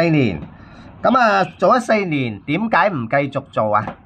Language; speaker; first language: Cantonese; native; Cantonese